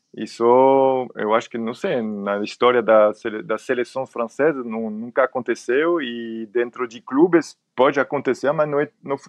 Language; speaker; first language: Portuguese; non-native, fluent; French